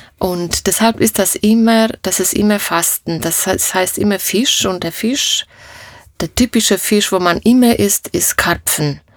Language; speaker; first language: German; non-native, fluent; Polish